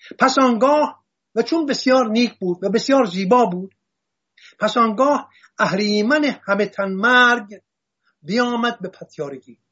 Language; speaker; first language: Persian; non-native, local second language; Assyrian Neo-Aramaic